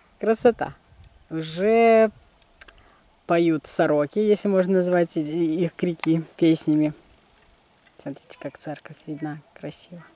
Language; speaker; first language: Russian; native; Russian